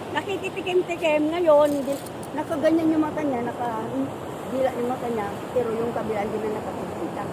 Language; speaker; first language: Filipino; non-native, local second language; Pangasinan